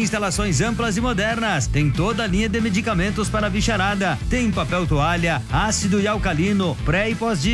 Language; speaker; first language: Portuguese; native; Portuguese